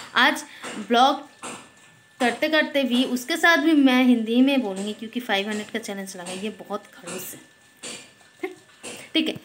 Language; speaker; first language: Hindi; non-native, local second language; Bangla